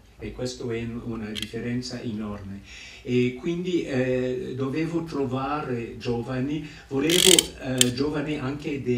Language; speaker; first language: Italian; non-native, fluent; English